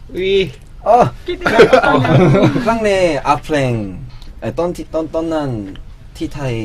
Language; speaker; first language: Thai; non-native, learner; Korean